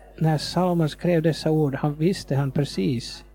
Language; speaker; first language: Swedish; non-native, fluent; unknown